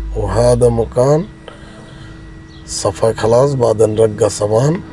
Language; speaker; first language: Arabic; non-native, learner; Bangla